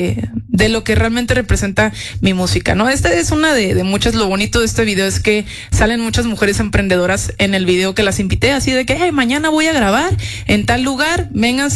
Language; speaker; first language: Spanish; native; Spanish